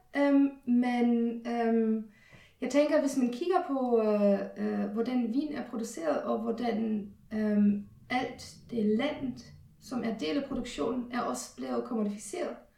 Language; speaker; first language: Danish; non-native, fluent; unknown